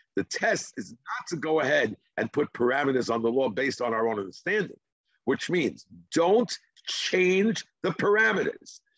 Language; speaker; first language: English; non-native, fluent; Hebrew